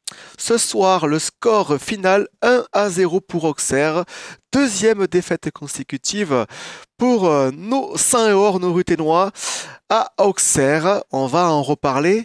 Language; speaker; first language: French; native; French